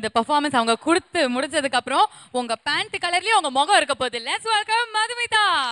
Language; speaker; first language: Tamil; native; Tamil